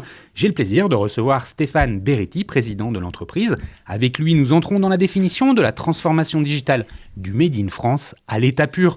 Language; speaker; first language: French; native; French